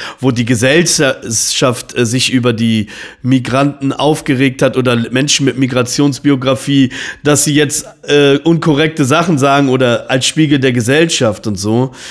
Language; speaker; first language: German; native; German